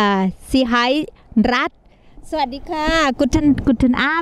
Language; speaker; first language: German; non-native, learner; Thai